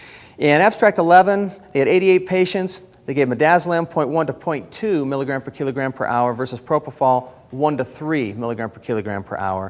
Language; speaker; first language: English; native; English